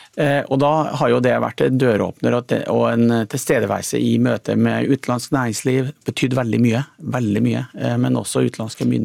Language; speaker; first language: Norwegian; native; Norwegian